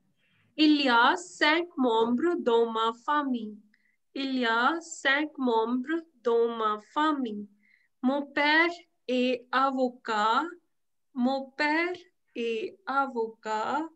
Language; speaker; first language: French; non-native, fluent; Hindi